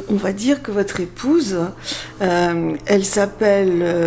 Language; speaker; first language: French; native; French